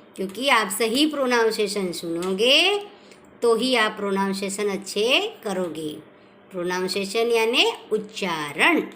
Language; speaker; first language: Hindi; non-native, local second language; Gujarati